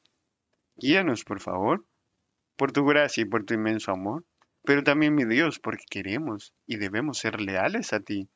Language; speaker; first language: Spanish; native; Spanish